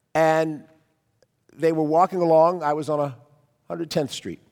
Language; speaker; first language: English; native; English